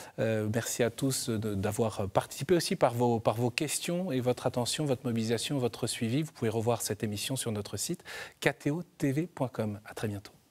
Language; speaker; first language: French; native; French